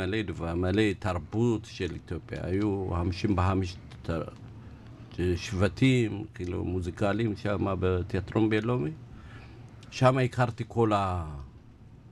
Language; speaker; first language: Hebrew; non-native, learner; Amharic